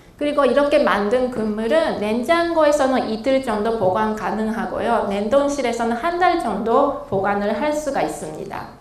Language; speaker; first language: Korean; non-native, fluent; Japanese